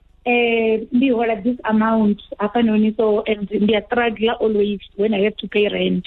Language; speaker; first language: English; non-native, local second language; Venda